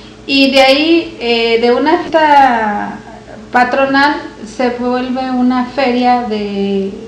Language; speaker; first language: Spanish; native; Spanish